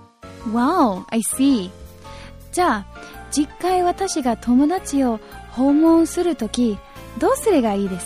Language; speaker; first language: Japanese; non-native, learner; English